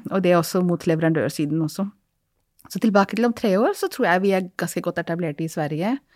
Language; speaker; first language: Norwegian; non-native, fluent; Hindi